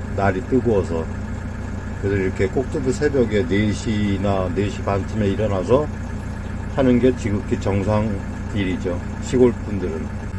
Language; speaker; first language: Korean; native; Korean